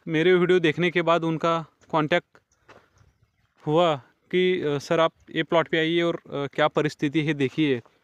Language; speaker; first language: Hindi; non-native, local second language; Marathi